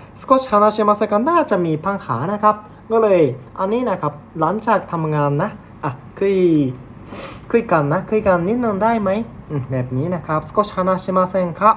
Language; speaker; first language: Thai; non-native, learner; Japanese